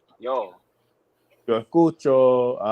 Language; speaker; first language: Spanish; non-native, learner; English